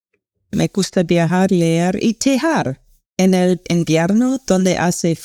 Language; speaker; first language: Spanish; non-native, learner; English